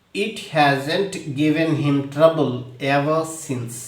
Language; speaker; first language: English; non-native, local second language; Telugu